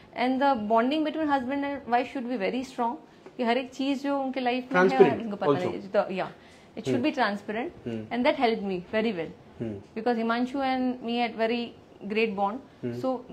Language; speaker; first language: Hindi; non-native, local second language; Gujarati